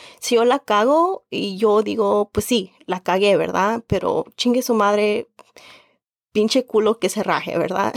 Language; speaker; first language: Spanish; early bilingual, heritage; Spanish